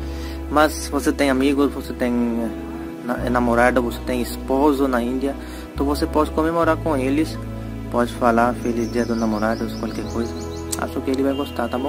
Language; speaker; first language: Portuguese; non-native, learner; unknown